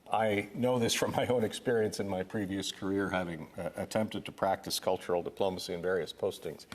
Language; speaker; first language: English; native; English